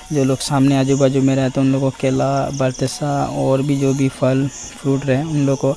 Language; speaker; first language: Hindi; non-native, local second language; Bangla